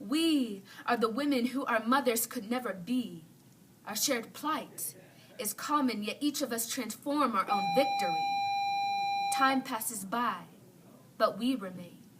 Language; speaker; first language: English; native; English